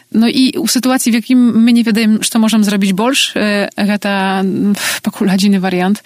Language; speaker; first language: Belarusian; native; Belarusian